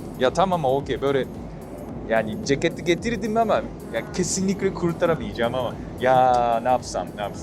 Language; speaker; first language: Turkish; non-native, fluent; Japanese